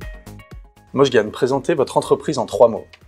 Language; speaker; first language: French; native; French